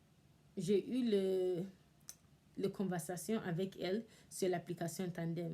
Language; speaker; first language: French; non-native, learner; English